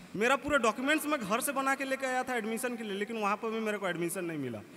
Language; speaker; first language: Hindi; native; Hindi